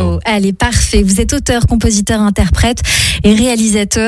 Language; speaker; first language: French; native; French